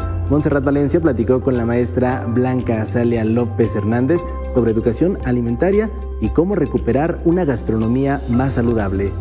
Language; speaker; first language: Spanish; native; Spanish